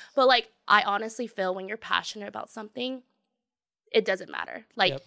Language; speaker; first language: English; native; English